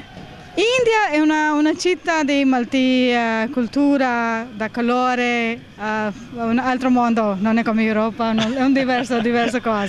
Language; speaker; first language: Italian; non-native, learner; Hindi